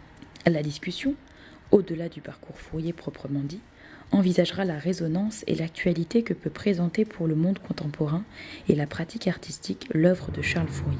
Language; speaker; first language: French; native; French